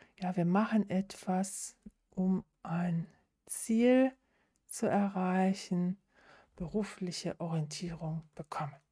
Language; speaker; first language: German; native; German